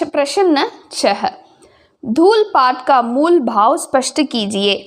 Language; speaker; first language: Hindi; non-native, local second language; Tamil